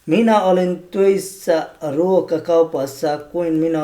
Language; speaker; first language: Finnish; non-native, learner; Bangla